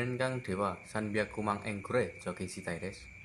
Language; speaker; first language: Japanese; non-native, learner; Indonesian